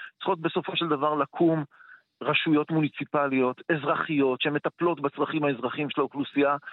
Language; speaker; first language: Hebrew; native; Hebrew